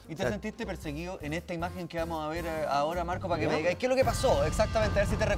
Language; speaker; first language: Spanish; native; Spanish